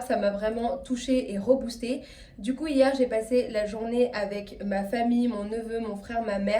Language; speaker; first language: French; native; French